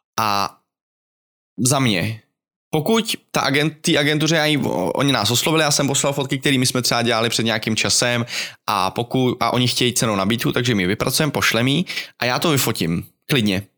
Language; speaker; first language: Czech; native; Czech